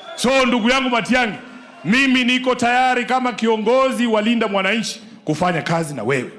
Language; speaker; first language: Swahili; non-native, local second language; Luyia